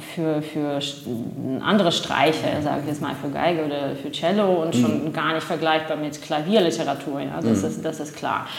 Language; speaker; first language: German; non-native, fluent; Russian